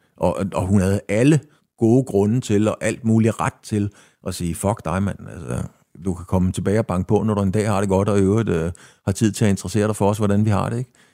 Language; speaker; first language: Danish; native; Danish